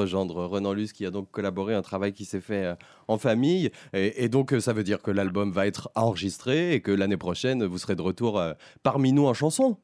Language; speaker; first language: French; native; French